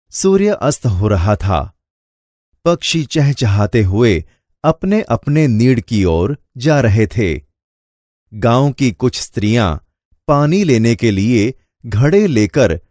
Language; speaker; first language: Hindi; non-native, local second language; Gujarati